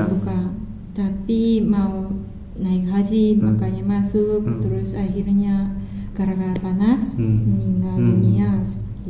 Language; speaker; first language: Indonesian; non-native, fluent; Japanese